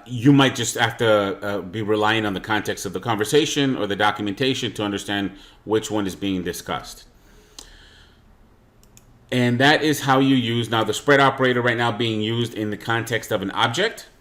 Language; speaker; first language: English; native; English